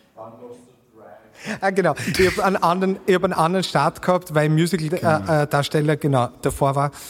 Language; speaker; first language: German; native; German